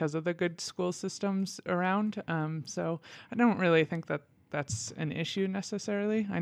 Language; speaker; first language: English; native; English